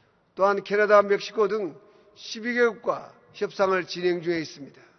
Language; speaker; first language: Korean; native; Korean